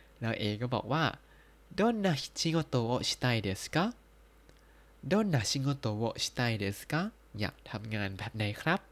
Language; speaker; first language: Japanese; non-native, fluent; Thai